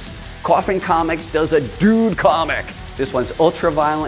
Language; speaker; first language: English; native; English